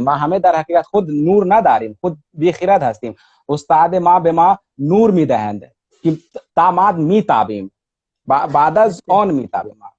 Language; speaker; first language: Persian; non-native, learner; Hindi